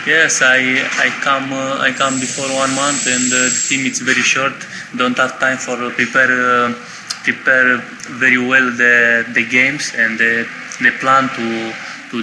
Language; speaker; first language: English; non-native, learner; Romanian